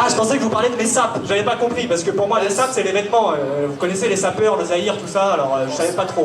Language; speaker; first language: French; native; French